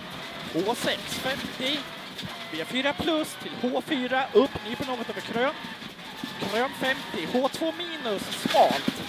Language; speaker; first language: Swedish; native; Swedish